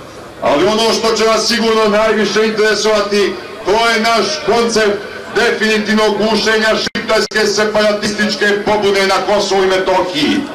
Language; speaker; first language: Bosnian; native; Bosnian